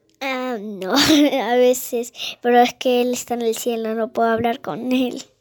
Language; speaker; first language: Spanish; early bilingual, heritage; Spanish